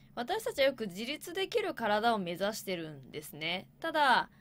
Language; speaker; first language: Japanese; native; Japanese